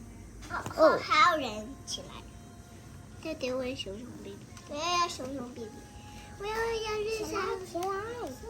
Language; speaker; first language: Chinese; early bilingual, heritage; Chinese